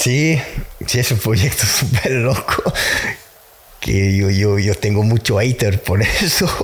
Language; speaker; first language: Spanish; non-native, learner; French